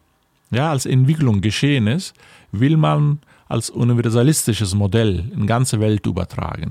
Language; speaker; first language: German; non-native, fluent; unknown